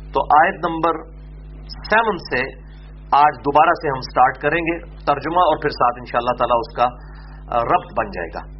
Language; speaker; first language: Urdu; non-native, local second language; Punjabi